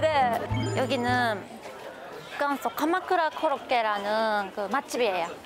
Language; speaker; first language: Korean; non-native, learner; Japanese